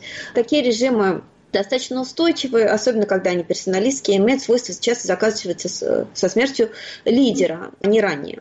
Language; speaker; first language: Russian; native; Russian